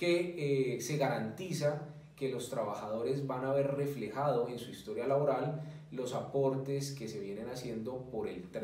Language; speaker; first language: Spanish; native; Spanish